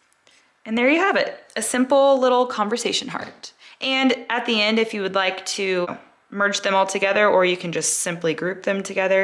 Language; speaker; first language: English; native; English